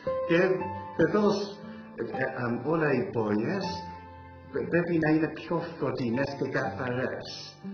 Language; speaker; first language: Greek; early bilingual, heritage; English